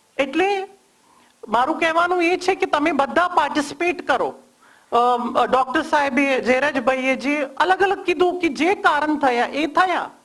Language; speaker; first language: Gujarati; non-native, local second language; Kashmiri